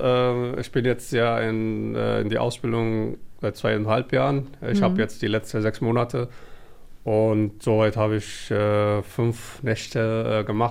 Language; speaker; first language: German; non-native, fluent; Somali